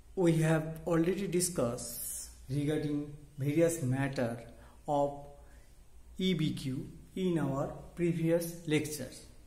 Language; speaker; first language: English; non-native, local second language; Bangla